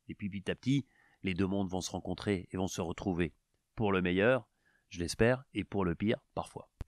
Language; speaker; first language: French; native; French